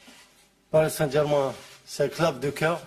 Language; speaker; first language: French; non-native, learner; Arabic